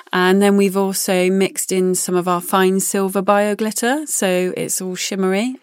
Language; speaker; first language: English; native; English